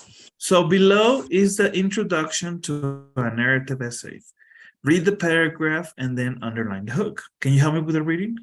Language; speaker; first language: English; non-native, fluent; Spanish